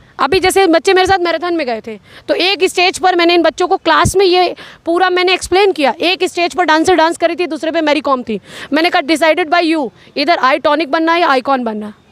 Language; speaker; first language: Hindi; native; Hindi